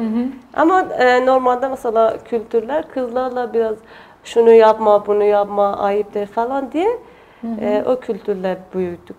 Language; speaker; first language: Turkish; non-native, fluent; Persian